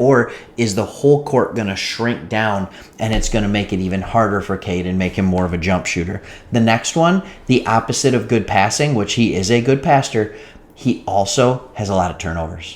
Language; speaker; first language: English; native; English